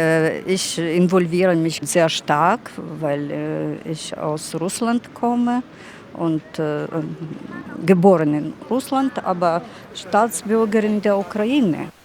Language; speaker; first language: German; non-native, fluent; Russian